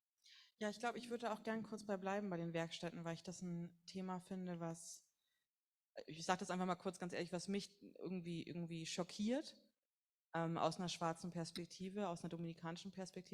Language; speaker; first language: German; native; German